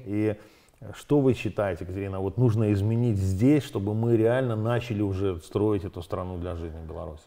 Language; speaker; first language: Russian; native; Russian